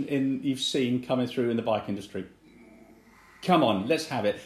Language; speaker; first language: English; native; English